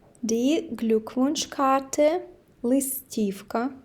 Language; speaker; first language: German; non-native, fluent; Ukrainian